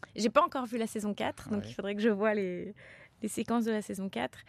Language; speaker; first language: French; early bilingual, other home language; Turkish